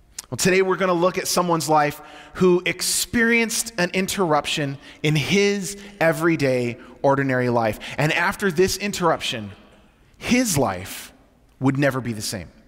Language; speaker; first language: English; native; English